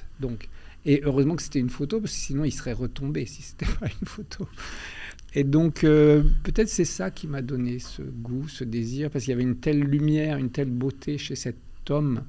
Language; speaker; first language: French; early bilingual, other home language; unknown